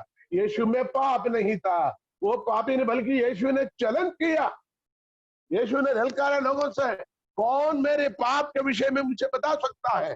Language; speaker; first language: Hindi; non-native, local second language; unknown